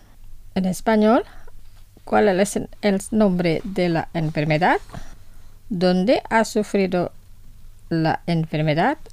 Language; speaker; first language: Spanish; non-native, fluent; Indonesian